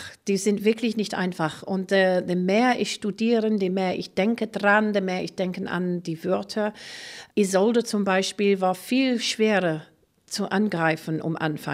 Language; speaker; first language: German; non-native, fluent; English